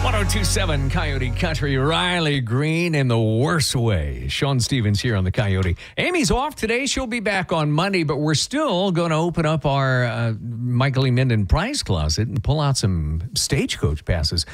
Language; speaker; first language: English; native; English